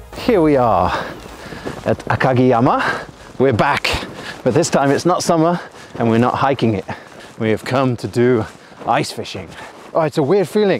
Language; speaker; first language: English; native; English